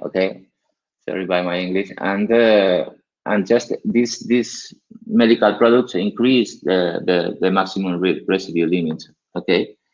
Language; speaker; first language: English; non-native, learner; Spanish